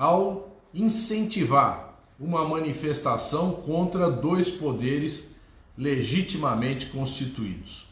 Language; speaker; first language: Portuguese; native; Portuguese